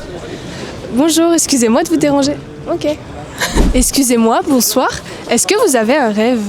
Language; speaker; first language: French; native; French